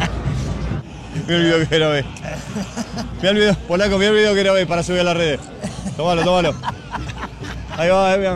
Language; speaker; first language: Spanish; native; Spanish